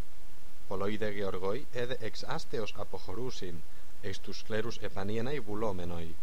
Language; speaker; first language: Greek; non-native, fluent; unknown